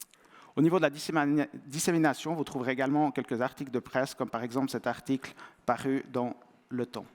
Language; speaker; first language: French; native; French